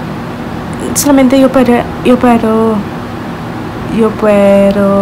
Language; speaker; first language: Spanish; non-native, learner; English